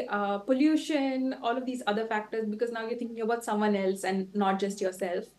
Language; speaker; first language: English; non-native, local second language; Tulu